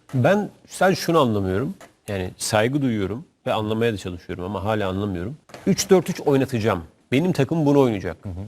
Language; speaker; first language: Turkish; native; Turkish